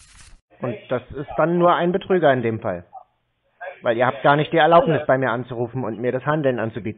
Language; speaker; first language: German; native; German